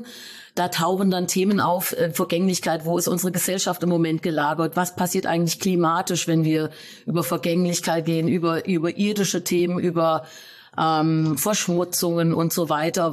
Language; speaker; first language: German; native; German